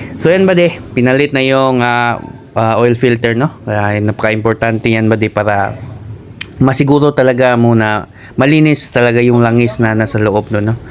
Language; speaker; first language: Filipino; non-native, local second language; Cebuano